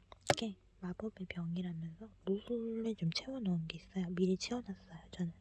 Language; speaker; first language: Korean; native; Korean